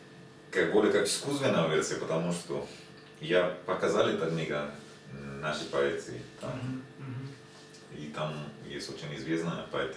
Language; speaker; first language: Russian; non-native, learner; Spanish